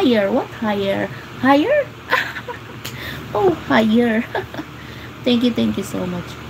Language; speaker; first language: English; non-native, local second language; Filipino